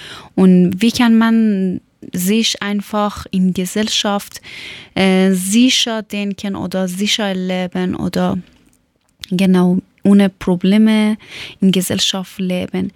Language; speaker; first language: German; non-native, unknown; Persian